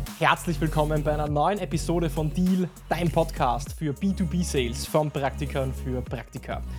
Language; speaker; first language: German; native; German